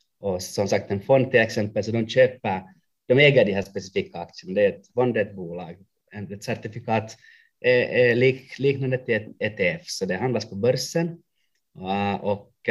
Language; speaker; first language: Swedish; non-native, local second language; Finnish